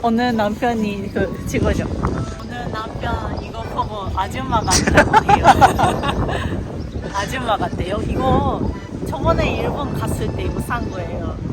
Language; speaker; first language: Korean; non-native, fluent; Japanese